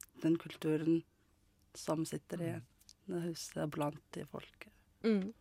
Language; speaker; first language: Norwegian; non-native, learner; Mongolian